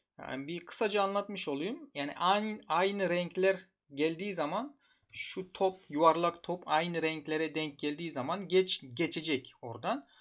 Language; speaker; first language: Turkish; non-native, fluent; Uzbek